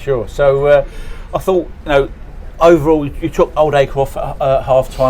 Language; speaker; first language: English; native; English